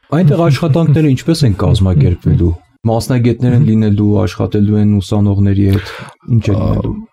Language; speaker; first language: Armenian; native; Armenian